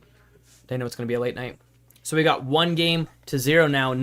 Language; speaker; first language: English; native; English